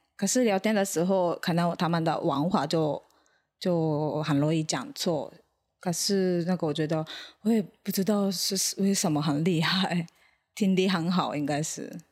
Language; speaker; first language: Chinese; non-native, fluent; Japanese